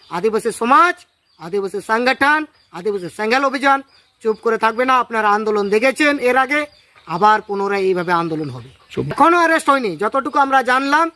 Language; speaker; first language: Bangla; non-native, local second language; Santali